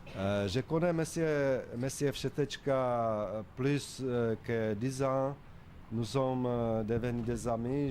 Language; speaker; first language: French; non-native, fluent; Czech